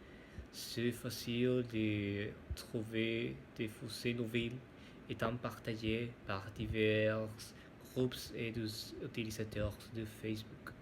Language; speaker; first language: French; non-native, learner; Spanish